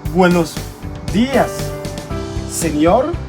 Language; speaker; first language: Spanish; non-native, fluent; Haitian Creole